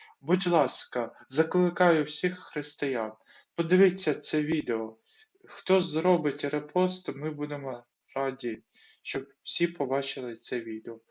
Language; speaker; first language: Ukrainian; non-native, local second language; Russian